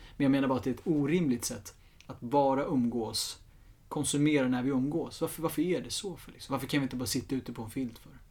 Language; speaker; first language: Swedish; early bilingual, other home language; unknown